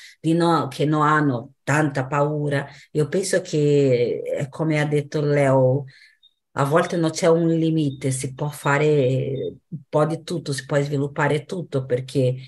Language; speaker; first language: Italian; non-native, fluent; Portuguese